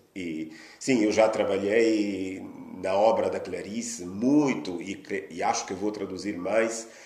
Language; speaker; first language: Portuguese; non-native, fluent; Italian